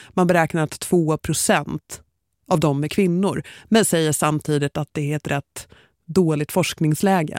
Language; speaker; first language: Swedish; native; Swedish